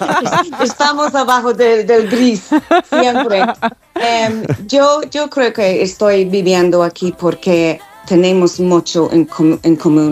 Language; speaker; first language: Spanish; non-native, fluent; English